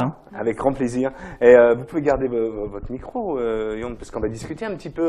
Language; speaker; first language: French; native; French